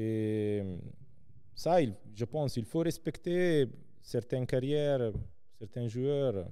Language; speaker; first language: French; non-native, local second language; Serbian